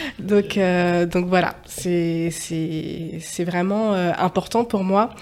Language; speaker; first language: French; native; French